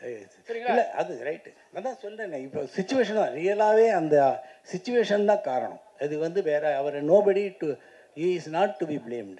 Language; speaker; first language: Tamil; native; Tamil